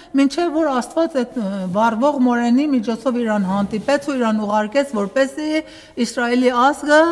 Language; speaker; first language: Armenian; early bilingual, heritage; Armenian